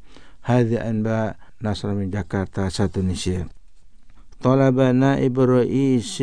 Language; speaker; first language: Arabic; non-native, fluent; Indonesian